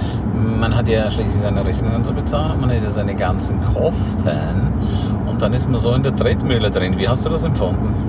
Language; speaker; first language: German; native; German